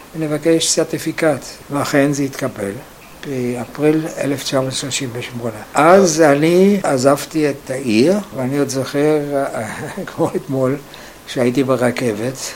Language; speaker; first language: Hebrew; non-native, fluent; German